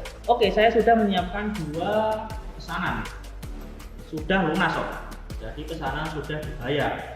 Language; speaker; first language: Indonesian; native; Indonesian